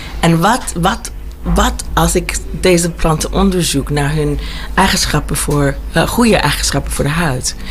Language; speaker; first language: Dutch; early bilingual, heritage; Dutch